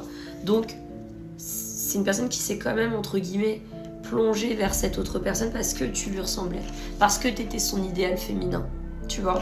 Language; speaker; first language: French; native; French